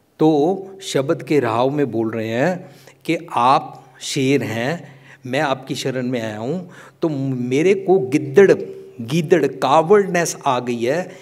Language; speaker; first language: Hindi; non-native, local second language; Punjabi